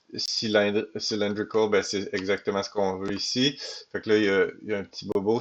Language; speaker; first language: French; native; French